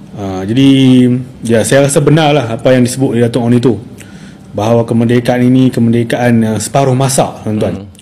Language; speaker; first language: Malay; native; Malay